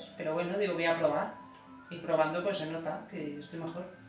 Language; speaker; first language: Spanish; native; Spanish